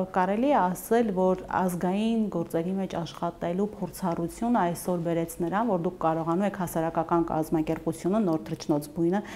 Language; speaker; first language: Armenian; native; Armenian